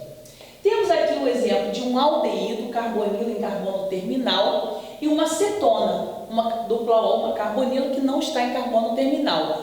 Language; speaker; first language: Portuguese; native; Portuguese